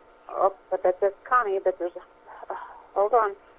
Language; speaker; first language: English; native; English